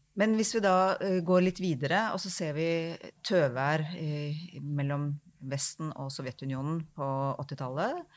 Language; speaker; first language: Norwegian; native; Norwegian